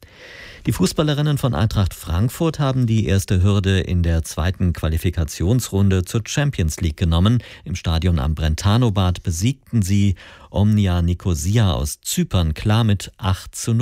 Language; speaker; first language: German; native; German